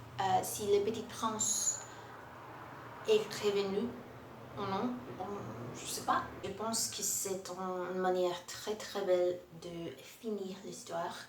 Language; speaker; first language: French; non-native, learner; Portuguese